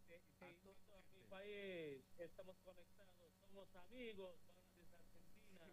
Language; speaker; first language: Spanish; non-native, learner; Bangla